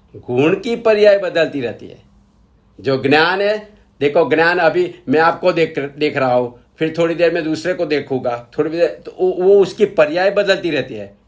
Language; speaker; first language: Hindi; non-native, local second language; Gujarati